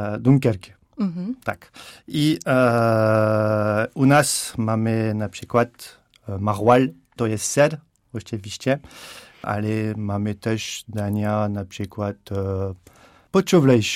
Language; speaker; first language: Polish; non-native, learner; French